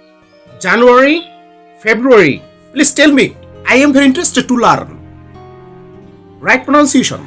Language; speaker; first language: English; non-native, learner; Bangla